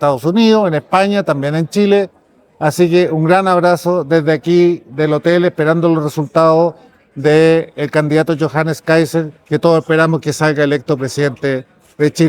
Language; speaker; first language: Spanish; native; Spanish